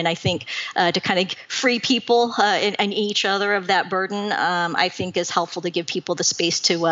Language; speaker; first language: English; native; English